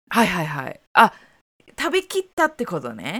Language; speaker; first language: Japanese; native; Japanese